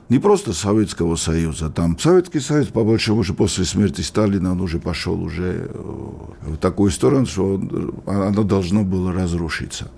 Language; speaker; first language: Russian; non-native, local second language; Georgian